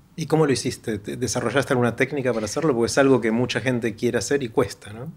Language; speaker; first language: Spanish; native; Spanish